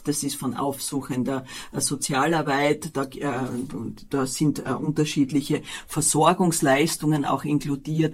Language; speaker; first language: German; native; German